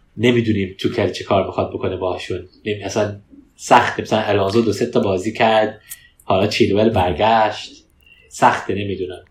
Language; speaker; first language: Persian; early bilingual, heritage; Persian